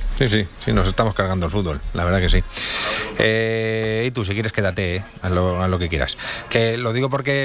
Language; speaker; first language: Spanish; native; Spanish